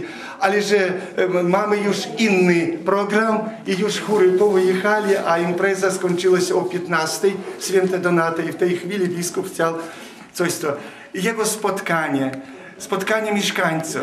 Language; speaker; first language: Polish; early bilingual, heritage; Polish